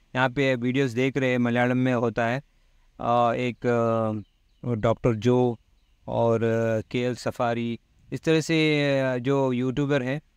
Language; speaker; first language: Hindi; non-native, local second language; Malayalam